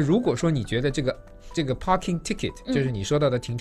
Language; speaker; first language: Chinese; native; Chinese